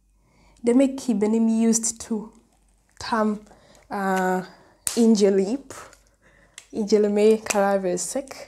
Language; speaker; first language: Turkish; non-native, learner; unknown